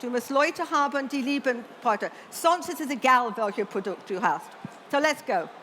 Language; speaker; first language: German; non-native, learner; English